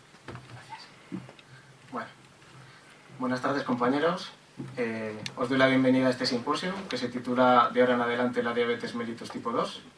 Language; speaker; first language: Spanish; native; Spanish